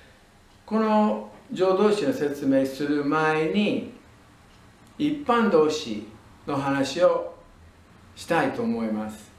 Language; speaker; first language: Japanese; non-native, fluent; English